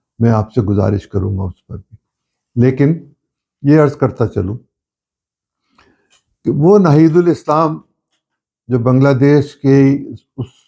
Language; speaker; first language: Urdu; non-native, local second language; Punjabi